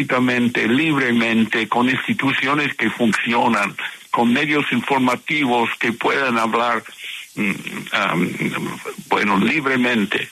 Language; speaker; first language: Spanish; non-native, fluent; English